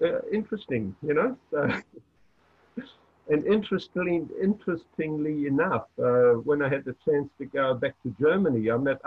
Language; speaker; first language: English; non-native, fluent; German